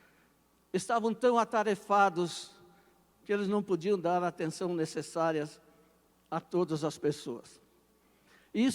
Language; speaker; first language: Portuguese; native; Portuguese